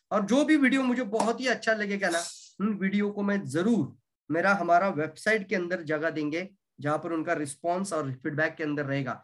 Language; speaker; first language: Hindi; non-native, local second language; Marathi